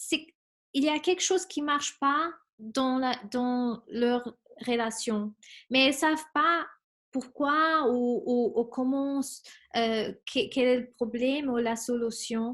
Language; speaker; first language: French; non-native, fluent; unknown